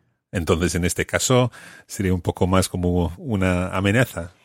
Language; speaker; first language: Spanish; non-native, fluent; English